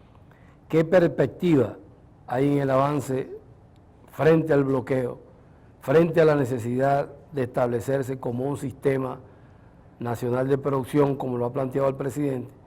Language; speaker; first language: Spanish; native; Spanish